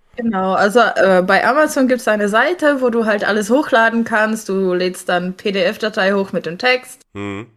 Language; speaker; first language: German; non-native, fluent; Czech